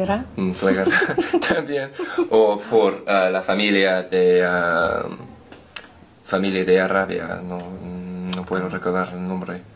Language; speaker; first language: Spanish; non-native, learner; English